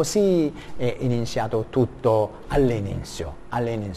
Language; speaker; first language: Italian; non-native, learner; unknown